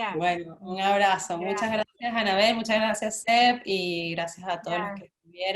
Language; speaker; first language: Spanish; native; Spanish